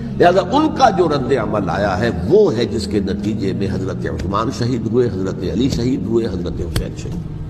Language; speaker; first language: Urdu; native; Urdu